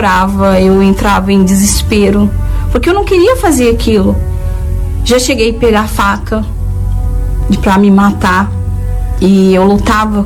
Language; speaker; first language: Portuguese; native; Portuguese